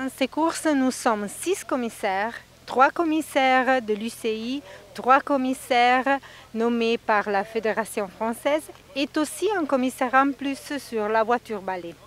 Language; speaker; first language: French; non-native, fluent; Italian